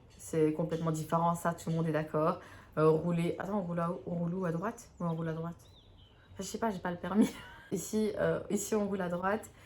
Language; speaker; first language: French; native; French